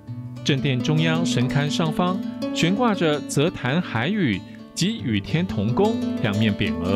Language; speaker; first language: Chinese; native; Chinese